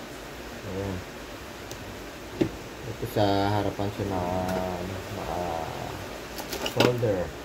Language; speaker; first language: Filipino; native; Filipino